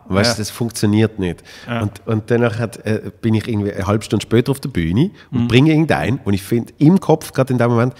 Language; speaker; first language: German; native; German